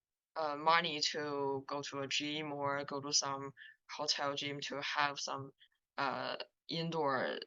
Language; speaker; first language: English; non-native, learner; Chinese